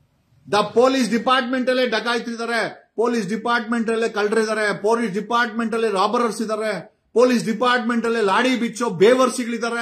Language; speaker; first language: Kannada; native; Kannada